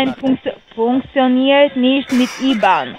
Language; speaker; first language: German; non-native, learner; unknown